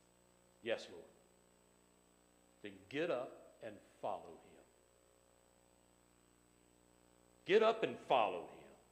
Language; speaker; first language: English; native; English